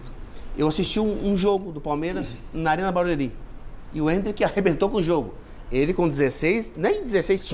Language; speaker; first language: Portuguese; native; Portuguese